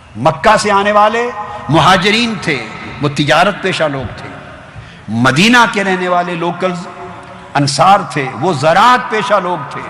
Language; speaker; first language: Urdu; non-native, local second language; Punjabi